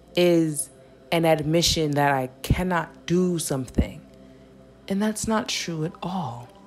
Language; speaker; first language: English; native; English